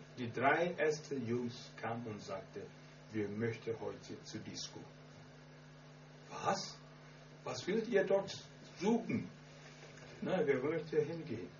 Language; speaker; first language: German; non-native, learner; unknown